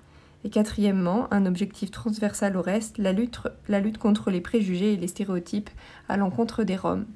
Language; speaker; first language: French; native; French